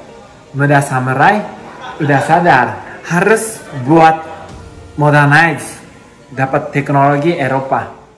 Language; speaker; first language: Indonesian; non-native, learner; Japanese